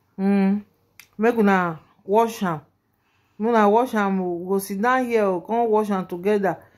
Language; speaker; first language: Nigerian Pidgin; non-native, local second language; Yoruba